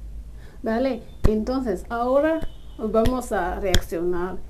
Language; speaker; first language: Spanish; non-native, learner; Somali